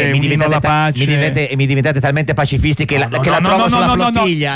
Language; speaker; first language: Italian; native; Italian